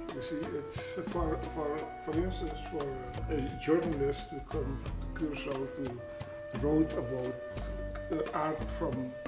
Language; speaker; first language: English; non-native, learner; Papiamento